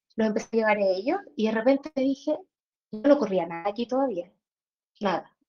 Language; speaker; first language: Spanish; native; Spanish